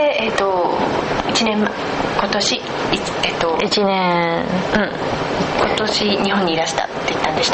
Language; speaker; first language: Japanese; native; Japanese